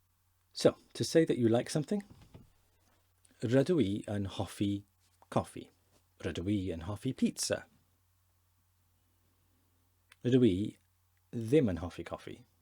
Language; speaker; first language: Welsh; non-native, learner; English